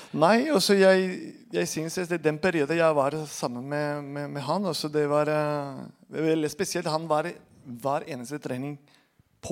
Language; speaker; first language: Norwegian; non-native, fluent; Spanish